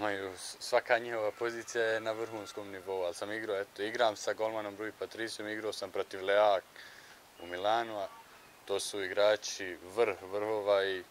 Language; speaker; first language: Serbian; early bilingual, heritage; Bosnian